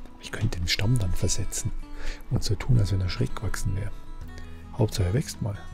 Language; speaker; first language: German; native; German